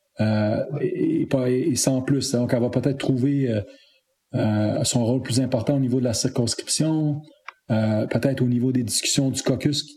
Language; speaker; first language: French; native; French